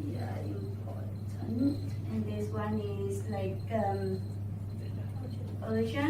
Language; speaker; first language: English; non-native, learner; Vietnamese